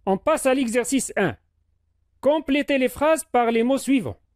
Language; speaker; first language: French; non-native, local second language; Arabic